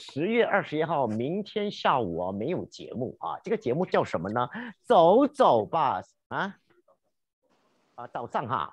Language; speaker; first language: Chinese; native; Chinese